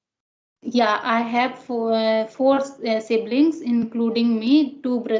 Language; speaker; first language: English; non-native, learner; Hindi